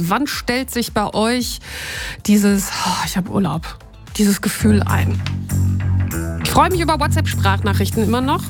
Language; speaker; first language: German; native; German